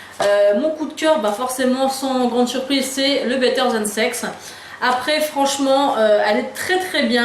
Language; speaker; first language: French; native; French